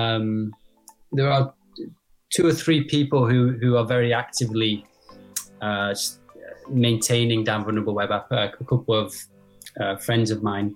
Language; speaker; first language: English; native; English